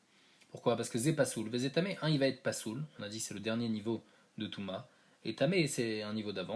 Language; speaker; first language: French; native; French